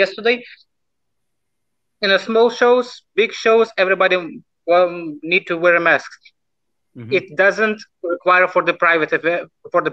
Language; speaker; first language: English; non-native, fluent; Lithuanian